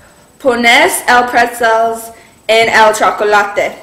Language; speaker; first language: Spanish; non-native, learner; English